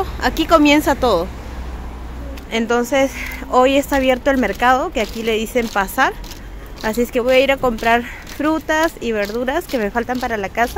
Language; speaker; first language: Spanish; native; Spanish